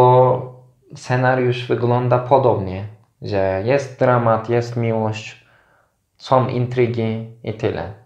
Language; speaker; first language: Polish; non-native, fluent; Turkish